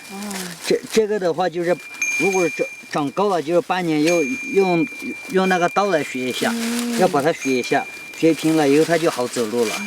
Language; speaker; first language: Chinese; native; Chinese